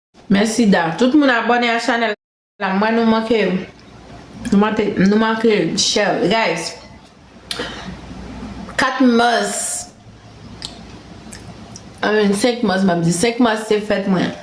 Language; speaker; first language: French; non-native, learner; Haitian Creole